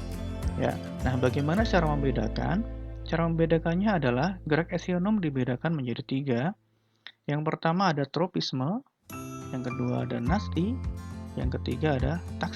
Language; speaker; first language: Indonesian; native; Indonesian